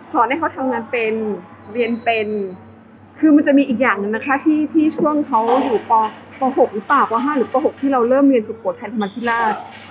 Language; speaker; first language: Thai; native; Thai